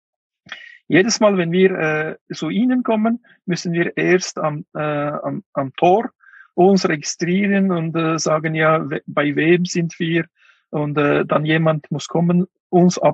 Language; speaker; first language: German; non-native, fluent; Uyghur